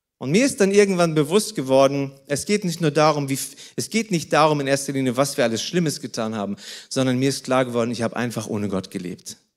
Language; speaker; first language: German; early bilingual, other home language; Russian